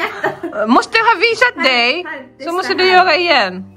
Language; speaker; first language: Swedish; non-native, learner; Cebuano